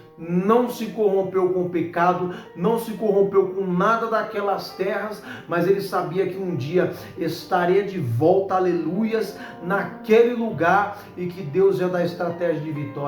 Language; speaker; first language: Portuguese; native; Portuguese